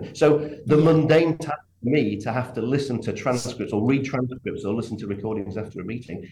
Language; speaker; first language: English; native; English